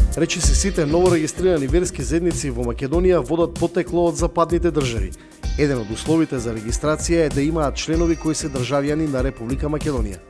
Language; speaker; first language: Macedonian; native; Macedonian